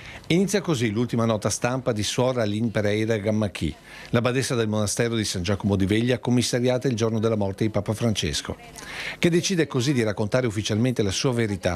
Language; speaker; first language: Italian; native; Italian